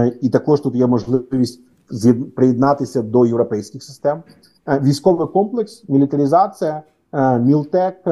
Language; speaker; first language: Ukrainian; non-native, local second language; Russian